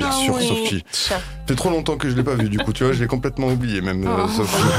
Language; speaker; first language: French; native; French